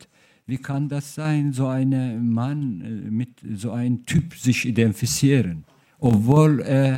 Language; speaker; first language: German; non-native, fluent; Turkish